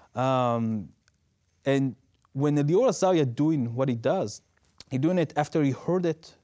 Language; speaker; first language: English; non-native, fluent; Hebrew